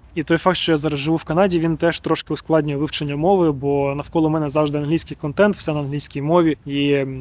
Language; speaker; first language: Ukrainian; non-native, local second language; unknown